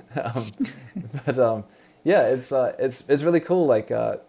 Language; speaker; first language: English; native; English